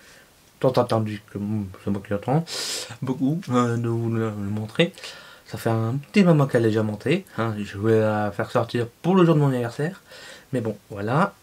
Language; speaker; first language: French; native; French